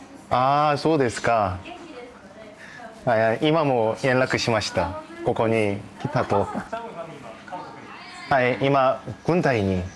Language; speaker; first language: Japanese; non-native, learner; Korean